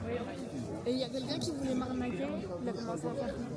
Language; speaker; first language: French; native; French